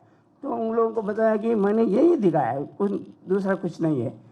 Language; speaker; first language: Hindi; non-native, fluent; Sinhala